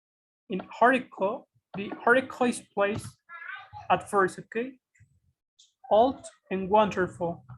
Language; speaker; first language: English; non-native, fluent; Spanish